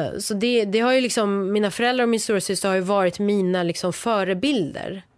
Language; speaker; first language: Swedish; early bilingual, other home language; Persian